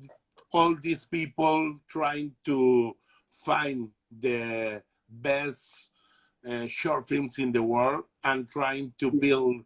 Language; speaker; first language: English; non-native, learner; Spanish